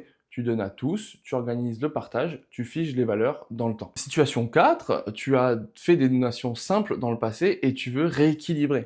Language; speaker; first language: French; native; French